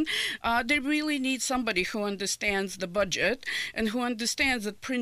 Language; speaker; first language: English; non-native, fluent; Ukrainian